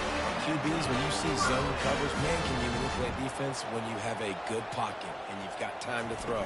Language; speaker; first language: English; native; English